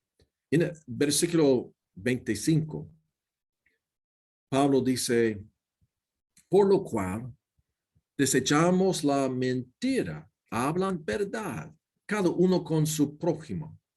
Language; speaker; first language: Spanish; non-native, learner; English